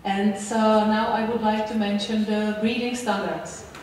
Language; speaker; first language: English; non-native, fluent; Czech